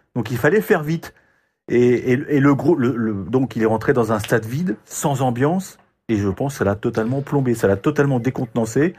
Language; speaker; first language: French; native; French